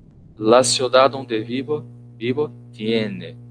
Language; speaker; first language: Spanish; non-native, fluent; Portuguese